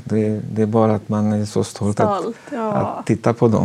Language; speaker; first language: Swedish; non-native, fluent; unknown